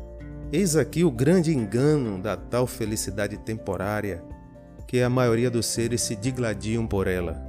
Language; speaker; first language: Portuguese; native; Portuguese